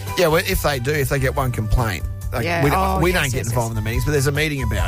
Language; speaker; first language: English; native; English